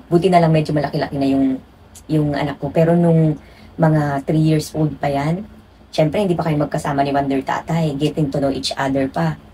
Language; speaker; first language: Filipino; native; Filipino